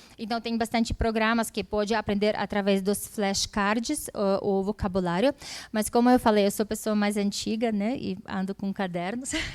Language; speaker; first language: Portuguese; non-native, fluent; Russian